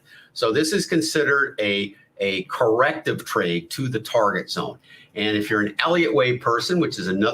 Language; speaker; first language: English; native; English